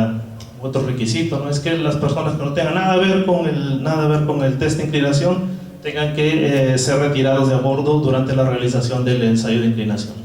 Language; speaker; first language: Spanish; non-native, fluent; Portuguese